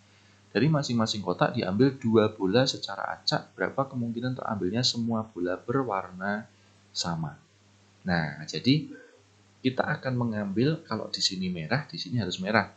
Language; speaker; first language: Indonesian; native; Indonesian